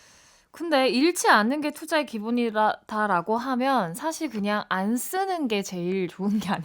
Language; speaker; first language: Korean; native; Korean